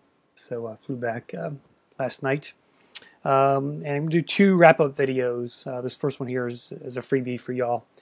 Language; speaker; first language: English; native; English